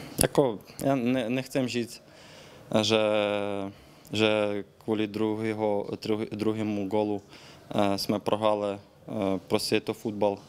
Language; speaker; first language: Czech; non-native, fluent; Ukrainian